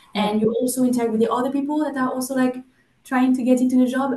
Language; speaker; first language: English; non-native, fluent; French